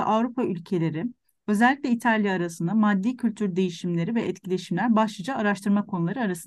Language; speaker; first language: Turkish; native; Turkish